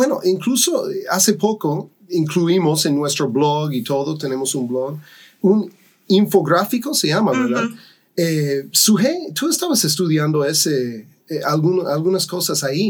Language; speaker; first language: Spanish; non-native, fluent; English